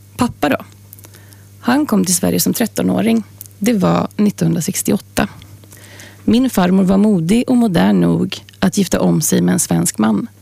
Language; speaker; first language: Swedish; native; Swedish